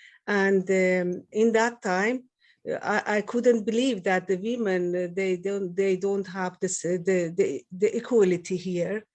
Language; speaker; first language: English; non-native, learner; Persian